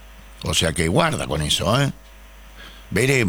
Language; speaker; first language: Spanish; native; Spanish